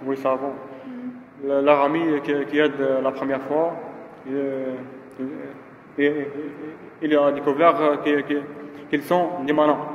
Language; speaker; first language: French; non-native, learner; Arabic